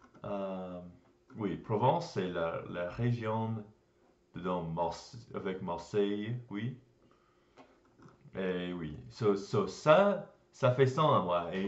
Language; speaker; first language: French; non-native, learner; English